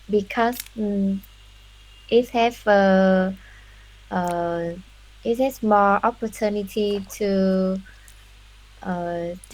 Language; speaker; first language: English; non-native, learner; Vietnamese